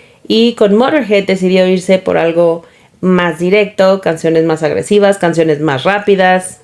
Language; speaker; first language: Spanish; native; Spanish